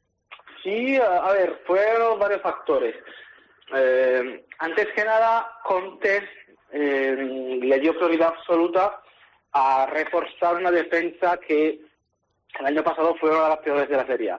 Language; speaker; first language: Spanish; non-native, fluent; Italian